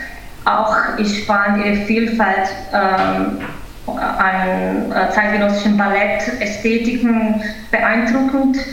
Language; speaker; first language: German; non-native, fluent; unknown